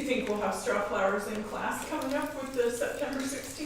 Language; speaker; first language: English; native; English